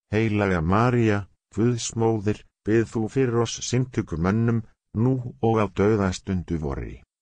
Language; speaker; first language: Icelandic; non-native, learner; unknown